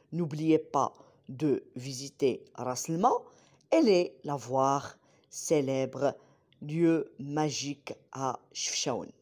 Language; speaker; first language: French; non-native, local second language; Arabic